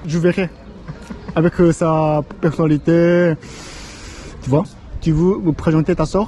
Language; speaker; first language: French; non-native, learner; Korean